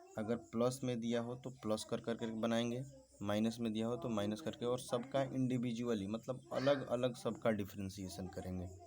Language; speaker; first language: Hindi; native; Hindi